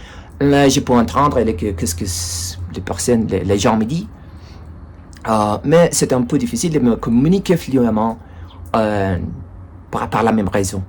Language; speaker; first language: French; non-native, learner; Spanish